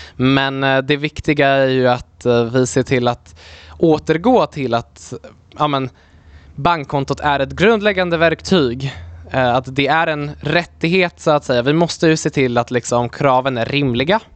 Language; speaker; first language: Swedish; early bilingual, other home language; Polish